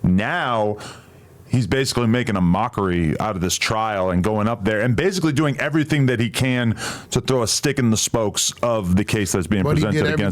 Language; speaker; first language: English; native; English